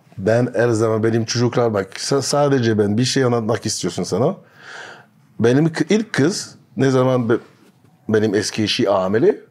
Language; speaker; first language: Turkish; non-native, learner; French